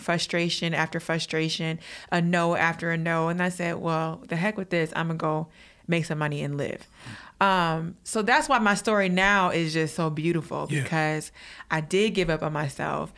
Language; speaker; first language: English; native; English